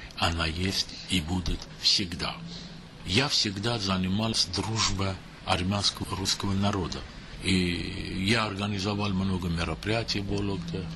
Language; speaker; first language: Russian; non-native, local second language; Armenian